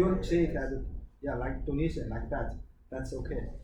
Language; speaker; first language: English; non-native, learner; Chinese